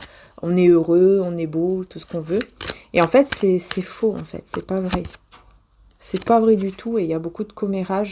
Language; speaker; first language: French; native; French